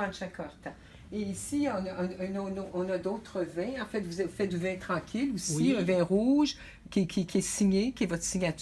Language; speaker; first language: French; native; French